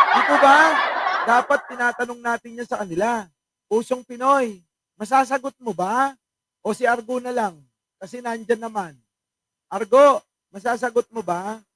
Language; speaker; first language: Filipino; non-native, local second language; Iloko